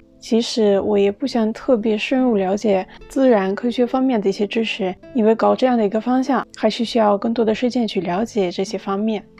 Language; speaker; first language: Chinese; non-native, fluent; Russian